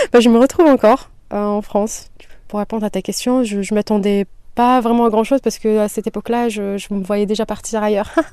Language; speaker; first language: French; non-native, local second language; Kabyle